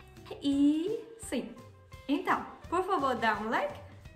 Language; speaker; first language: Portuguese; non-native, learner; German